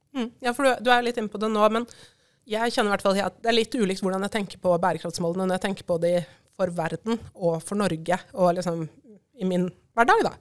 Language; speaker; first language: Norwegian; native; Norwegian